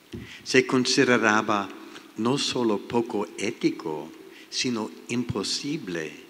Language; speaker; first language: Spanish; non-native, learner; English